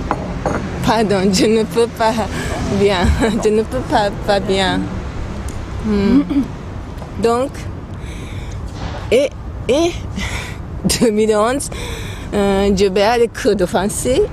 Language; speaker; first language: French; non-native, learner; Japanese